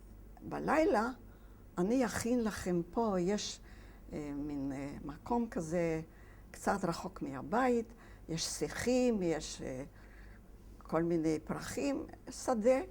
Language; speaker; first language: Hebrew; non-native, fluent; Polish